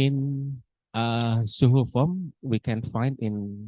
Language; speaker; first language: English; non-native, learner; Indonesian